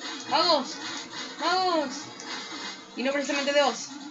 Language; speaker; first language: Spanish; native; Spanish